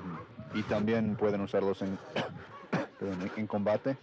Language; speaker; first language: Spanish; non-native, fluent; English